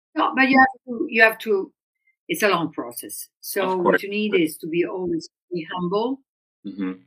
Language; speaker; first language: English; non-native, fluent; Italian